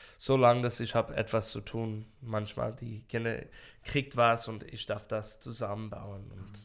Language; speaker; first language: German; non-native, fluent; English